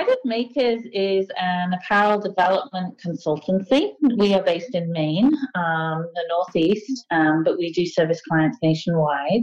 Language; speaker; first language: English; native; English